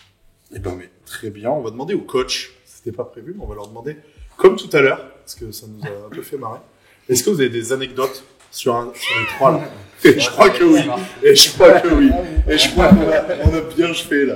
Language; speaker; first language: French; native; French